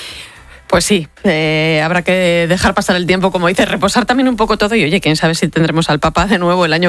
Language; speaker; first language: Spanish; native; Spanish